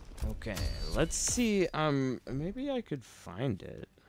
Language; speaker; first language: English; native; English